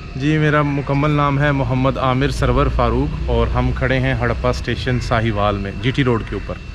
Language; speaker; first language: Urdu; non-native, local second language; Punjabi